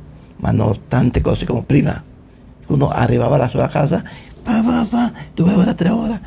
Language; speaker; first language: Italian; non-native, fluent; Spanish